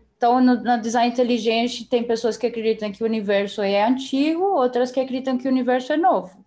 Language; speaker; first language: Portuguese; non-native, fluent; Spanish